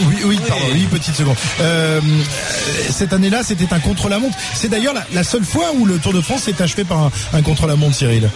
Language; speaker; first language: French; native; French